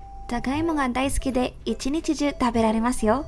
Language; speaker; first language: Japanese; non-native, fluent; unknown